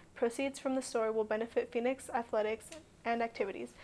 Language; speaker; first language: English; native; English